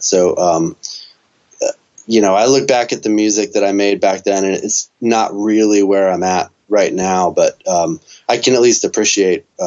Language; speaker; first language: English; native; English